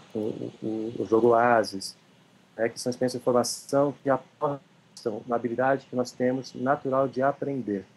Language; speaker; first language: Portuguese; native; Portuguese